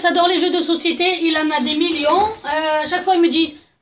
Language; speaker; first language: French; native; French